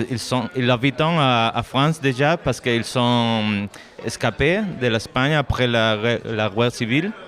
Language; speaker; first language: French; non-native, learner; Spanish